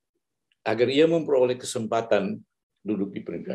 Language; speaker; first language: Malay; native; Malay